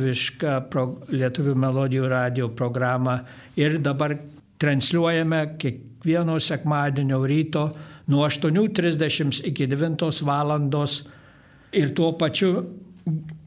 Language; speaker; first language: Lithuanian; early bilingual, heritage; Lithuanian